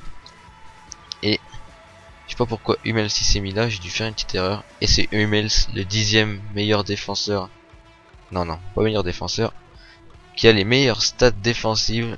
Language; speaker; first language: French; native; French